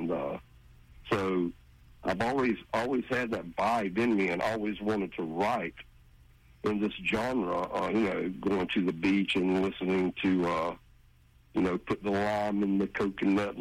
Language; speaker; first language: English; native; English